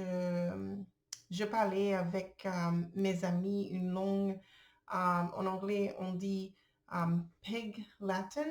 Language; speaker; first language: French; non-native, learner; English